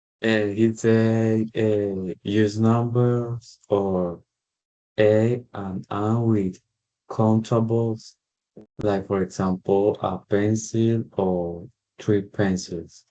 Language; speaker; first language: English; non-native, learner; Spanish